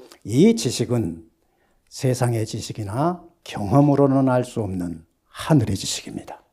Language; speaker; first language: Korean; native; Korean